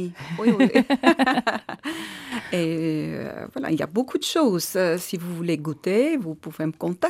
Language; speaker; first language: French; non-native, learner; Armenian